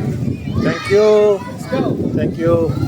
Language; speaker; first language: English; non-native, learner; Turkish